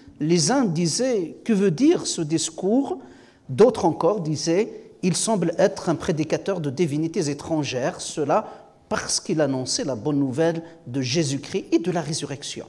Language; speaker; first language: French; non-native, local second language; Kabyle